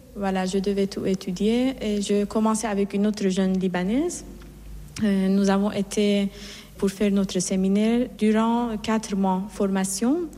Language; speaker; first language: French; non-native, fluent; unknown